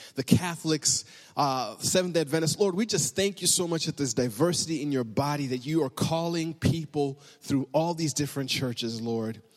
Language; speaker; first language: English; native; English